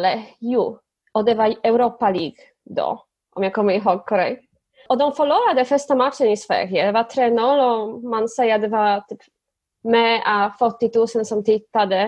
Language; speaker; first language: Swedish; non-native, fluent; Polish